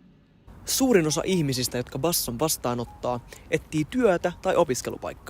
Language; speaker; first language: Finnish; native; Finnish